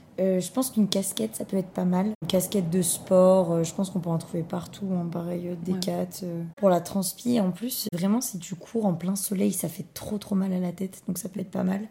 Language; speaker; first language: French; native; French